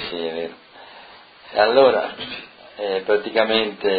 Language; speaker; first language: Italian; non-native, local second language; Friulian